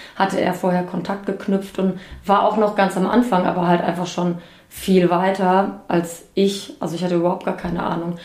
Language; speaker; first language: German; native; German